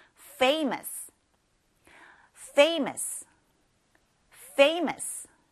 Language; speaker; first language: English; non-native, fluent; Korean